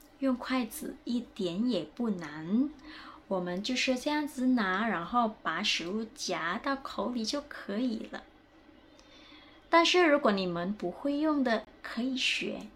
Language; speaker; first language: Chinese; non-native, fluent; Indonesian